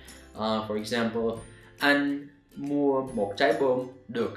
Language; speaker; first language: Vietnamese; non-native, learner; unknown